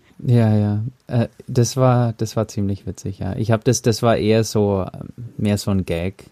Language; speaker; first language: German; early bilingual, heritage; German